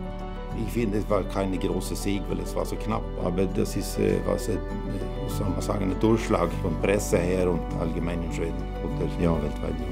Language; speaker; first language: German; non-native, fluent; Swedish